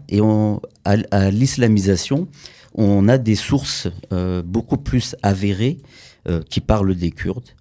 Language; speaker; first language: French; early bilingual, other home language; Kurdish